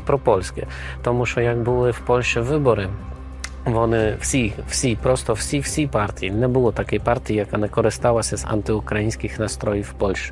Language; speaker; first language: Ukrainian; non-native, fluent; Polish